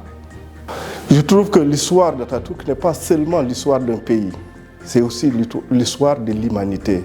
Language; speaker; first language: French; non-native, local second language; Wolof